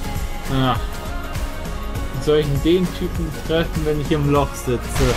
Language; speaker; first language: German; native; German